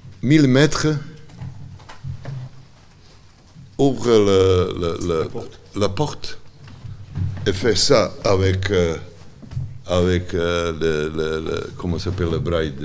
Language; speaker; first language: French; non-native, learner; Serbian